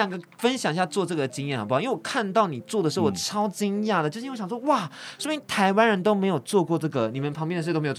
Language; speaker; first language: Chinese; native; Chinese